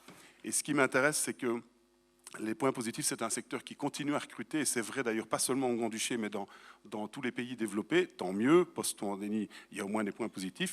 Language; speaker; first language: French; native; French